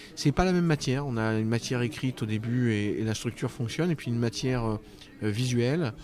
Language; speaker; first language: French; native; French